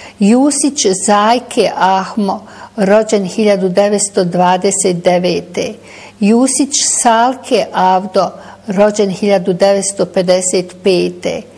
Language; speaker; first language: Bosnian; native; Bosnian